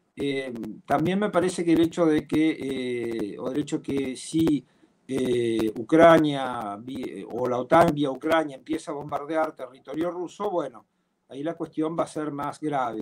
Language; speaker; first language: Spanish; native; Spanish